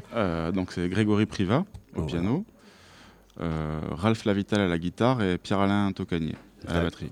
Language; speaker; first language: French; native; French